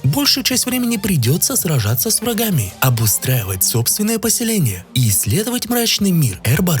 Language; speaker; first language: Russian; native; Russian